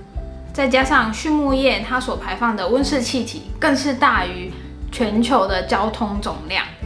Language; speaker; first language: Chinese; native; Chinese